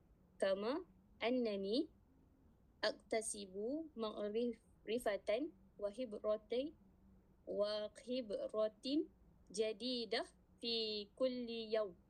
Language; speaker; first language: Arabic; non-native, learner; Malay